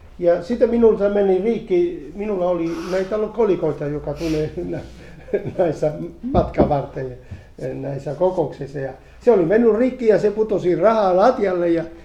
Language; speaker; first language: Finnish; non-native, fluent; Spanish